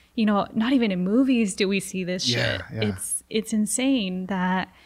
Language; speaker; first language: English; early bilingual, other home language; Spanish